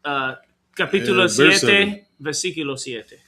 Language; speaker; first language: Spanish; non-native, learner; English